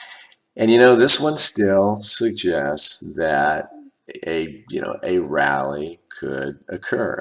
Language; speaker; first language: English; native; English